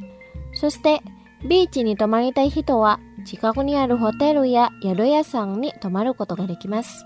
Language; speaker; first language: Japanese; non-native, fluent; Indonesian